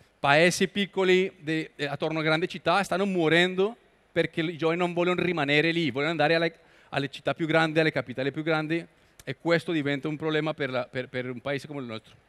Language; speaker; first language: Italian; non-native, learner; Spanish